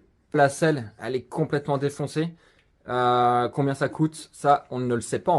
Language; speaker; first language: French; native; French